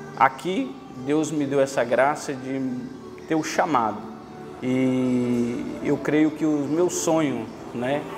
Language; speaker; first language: Portuguese; native; Portuguese